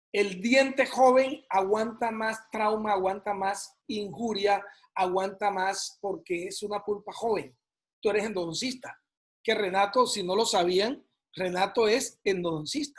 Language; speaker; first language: Spanish; native; Spanish